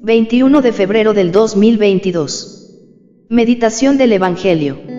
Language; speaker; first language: Spanish; native; Spanish